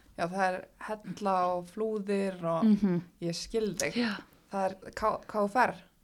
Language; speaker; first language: Icelandic; native; Icelandic